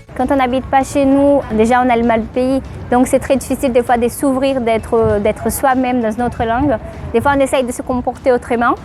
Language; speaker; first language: French; non-native, fluent; Portuguese